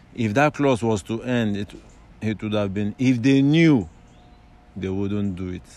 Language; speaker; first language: English; non-native, local second language; Yoruba